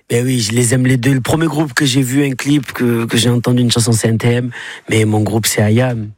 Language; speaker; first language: French; native; French